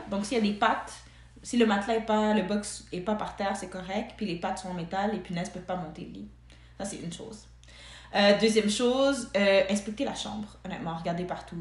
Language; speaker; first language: French; early bilingual, other home language; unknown